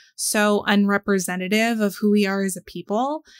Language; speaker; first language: English; native; English